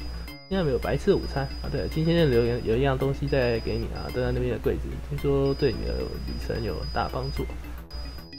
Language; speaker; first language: Chinese; native; Chinese